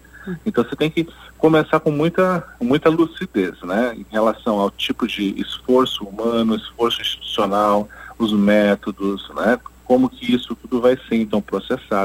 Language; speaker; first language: Portuguese; native; Portuguese